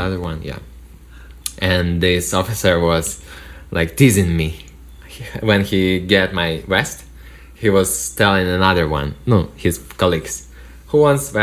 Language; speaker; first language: English; non-native, learner; Russian